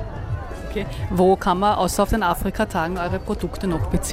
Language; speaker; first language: German; native; German